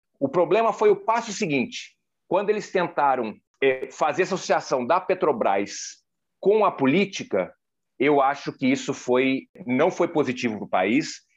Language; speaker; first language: Portuguese; native; Portuguese